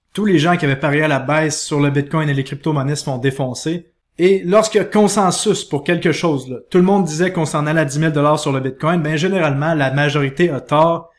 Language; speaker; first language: French; native; French